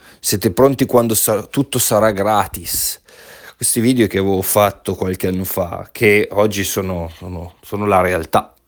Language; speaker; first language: Italian; native; Italian